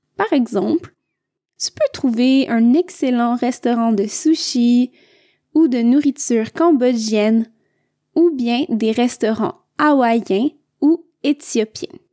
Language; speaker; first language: French; native; French